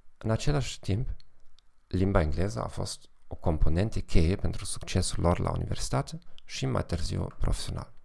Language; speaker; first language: Romanian; non-native, fluent; German